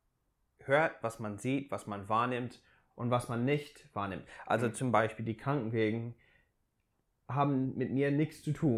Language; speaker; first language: German; non-native, fluent; English